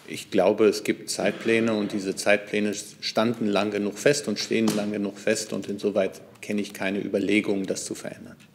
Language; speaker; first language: German; native; German